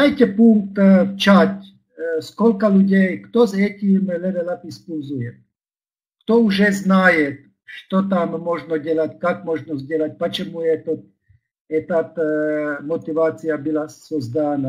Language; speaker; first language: Russian; non-native, learner; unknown